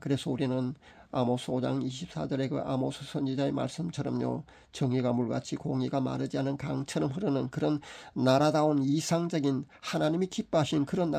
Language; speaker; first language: Korean; native; Korean